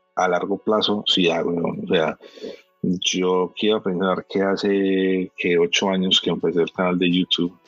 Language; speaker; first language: Spanish; early bilingual, heritage; Spanish